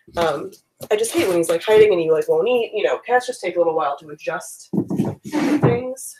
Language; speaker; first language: English; native; English